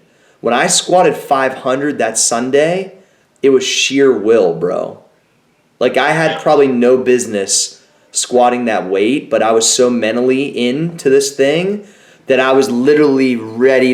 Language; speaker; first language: English; native; English